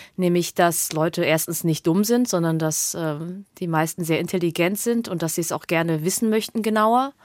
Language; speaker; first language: German; native; German